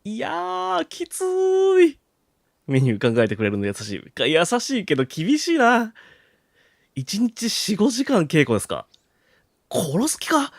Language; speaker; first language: Japanese; native; Japanese